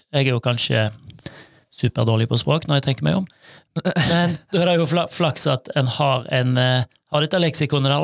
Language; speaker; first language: Norwegian; native; Norwegian